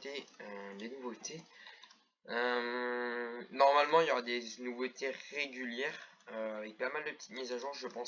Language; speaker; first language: French; native; French